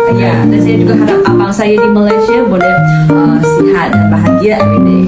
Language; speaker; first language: Malay; non-native, fluent; Chinese